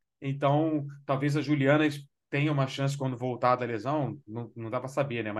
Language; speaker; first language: Portuguese; native; Portuguese